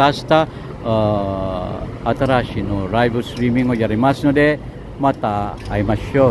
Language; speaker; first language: Japanese; non-native, learner; Filipino